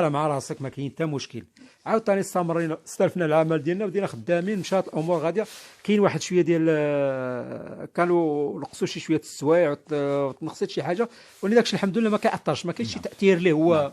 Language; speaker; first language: Arabic; native; Arabic